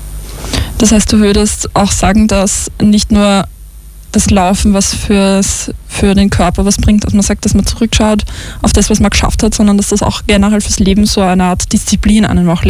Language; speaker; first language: German; native; German